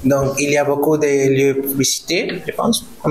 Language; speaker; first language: French; non-native, fluent; Spanish